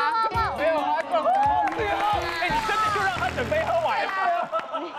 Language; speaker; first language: Chinese; native; Chinese